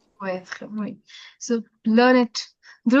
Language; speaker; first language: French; non-native, fluent; Hindi